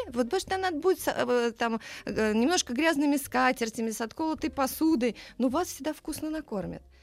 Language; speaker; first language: Russian; native; Russian